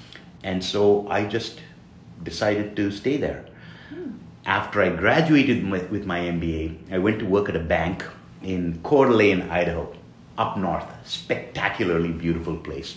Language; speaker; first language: English; non-native, local second language; Tamil